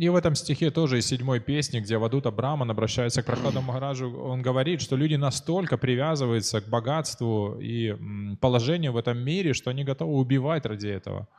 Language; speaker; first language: Russian; native; Russian